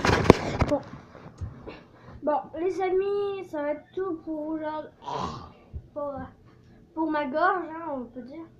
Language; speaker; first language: French; native; French